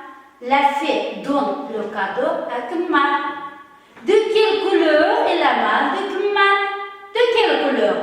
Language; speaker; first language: French; non-native, fluent; Uzbek